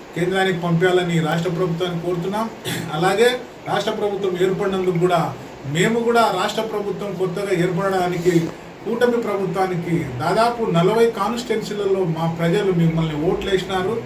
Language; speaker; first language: Telugu; non-native, local second language; Lambadi